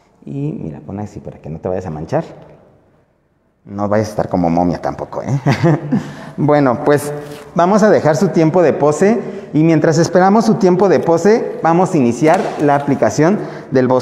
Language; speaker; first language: Spanish; native; Spanish